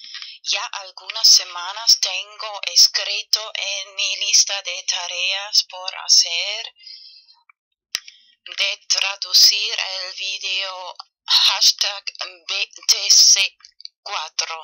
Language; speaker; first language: Spanish; non-native, fluent; German